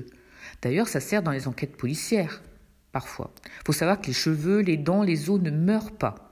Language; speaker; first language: French; native; French